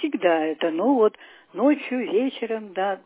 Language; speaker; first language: Russian; native; Russian